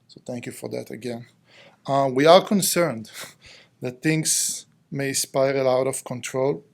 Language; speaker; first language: English; non-native, fluent; Hebrew